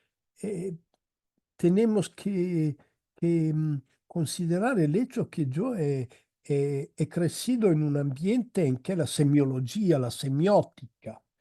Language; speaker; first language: Spanish; non-native, fluent; Italian